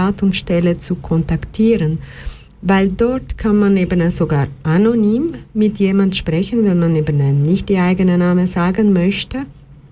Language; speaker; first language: German; non-native, fluent; Portuguese